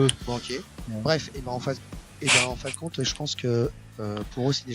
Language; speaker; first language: French; native; French